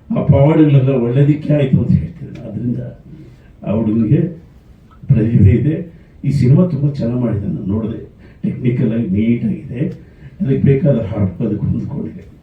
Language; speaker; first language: Kannada; native; Kannada